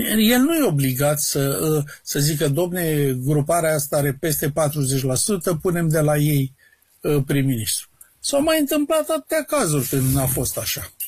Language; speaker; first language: Romanian; native; Romanian